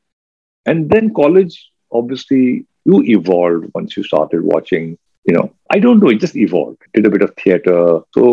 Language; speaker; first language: English; non-native, local second language; Urdu